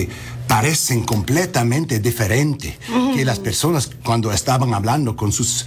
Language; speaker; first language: Spanish; early bilingual, heritage; Spanish